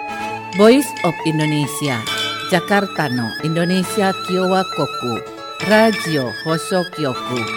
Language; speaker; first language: Japanese; non-native, fluent; Indonesian